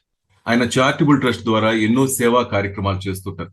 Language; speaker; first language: Telugu; native; Telugu